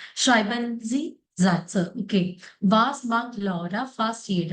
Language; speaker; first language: German; non-native, fluent; Malayalam